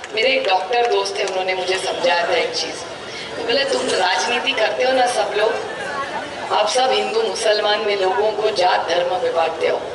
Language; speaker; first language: Hindi; non-native, local second language; Marathi